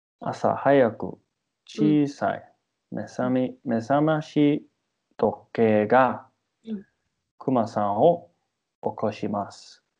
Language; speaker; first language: Japanese; non-native, learner; English